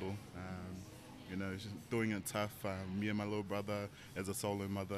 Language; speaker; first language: English; early bilingual, other home language; Tongan